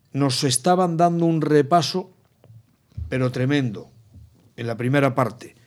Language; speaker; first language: Spanish; non-native, local second language; Galician